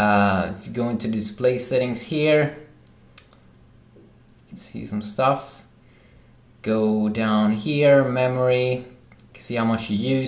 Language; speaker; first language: English; non-native, fluent; Swedish